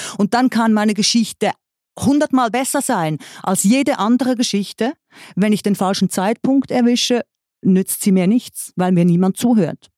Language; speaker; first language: German; native; German